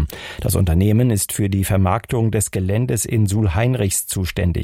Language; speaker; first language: German; native; German